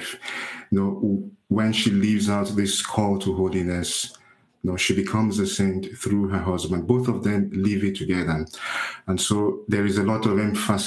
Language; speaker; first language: English; non-native, local second language; Igbo